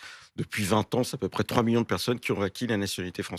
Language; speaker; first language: French; native; French